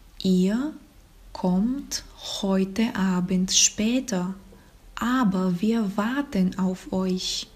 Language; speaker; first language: German; non-native, fluent; Bulgarian